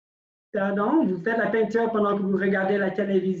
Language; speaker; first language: French; non-native, local second language; English